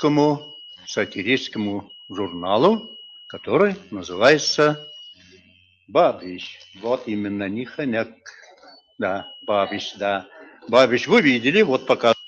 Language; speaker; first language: Russian; non-native, local second language; Bashkir